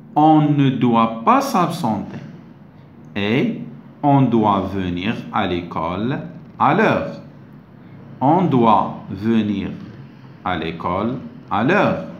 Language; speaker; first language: French; non-native, local second language; Arabic